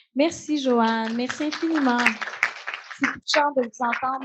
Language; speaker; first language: French; native; French